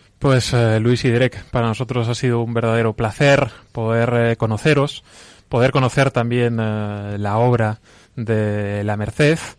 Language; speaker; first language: Spanish; native; Spanish